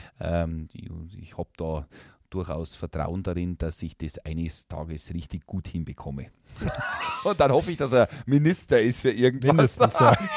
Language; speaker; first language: German; native; German